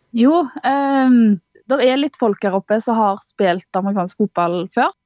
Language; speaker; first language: Norwegian; native; Norwegian